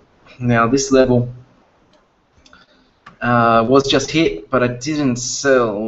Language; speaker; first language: English; native; English